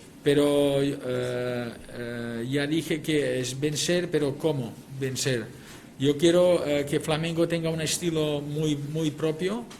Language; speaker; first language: Spanish; non-native, local second language; Catalan